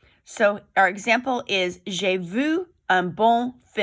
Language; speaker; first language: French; non-native, fluent; English